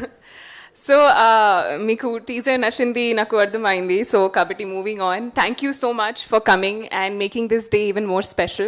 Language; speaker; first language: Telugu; non-native, learner; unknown